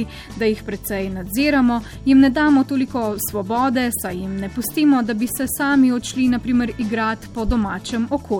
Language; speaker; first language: Slovenian; native; Slovenian